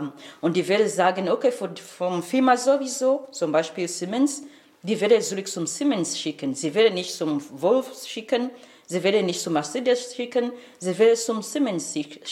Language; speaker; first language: German; non-native, fluent; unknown